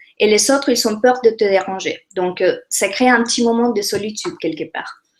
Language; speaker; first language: French; non-native, fluent; Spanish